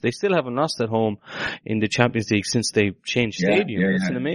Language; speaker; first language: English; native; English